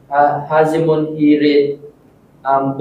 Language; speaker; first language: English; non-native, local second language; Filipino